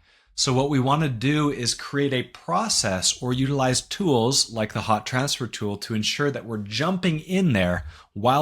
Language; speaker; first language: English; native; English